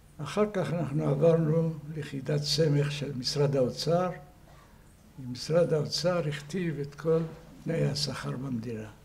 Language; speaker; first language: Hebrew; non-native, fluent; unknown